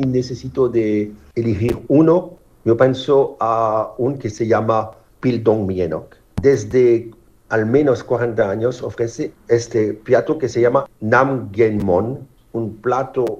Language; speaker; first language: Spanish; non-native, fluent; French